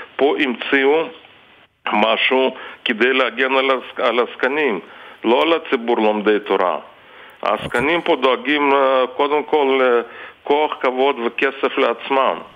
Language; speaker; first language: Hebrew; non-native, fluent; Russian